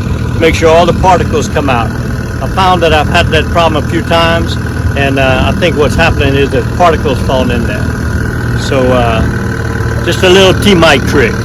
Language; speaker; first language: English; native; English